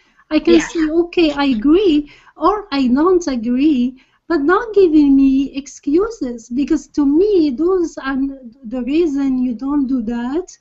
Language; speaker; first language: English; non-native, fluent; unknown